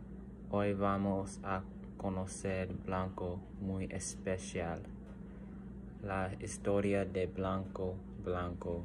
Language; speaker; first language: Spanish; non-native, learner; English